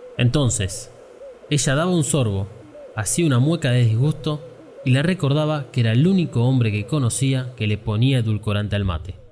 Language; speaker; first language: Spanish; native; Spanish